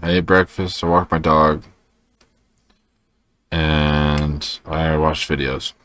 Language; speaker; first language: English; native; English